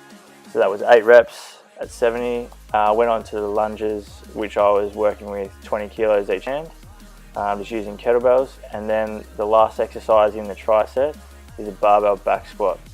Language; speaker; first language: English; native; English